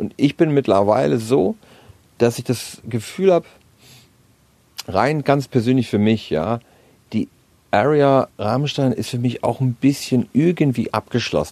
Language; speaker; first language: German; native; German